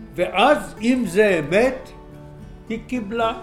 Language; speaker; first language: Hebrew; native; Hebrew